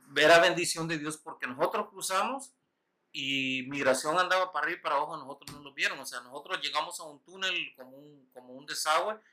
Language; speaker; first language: Spanish; native; Spanish